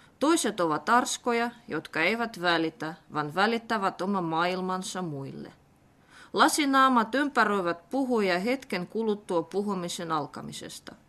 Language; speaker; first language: Finnish; non-native, fluent; Russian